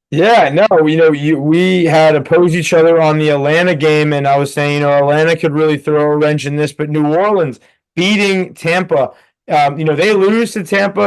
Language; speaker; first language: English; native; English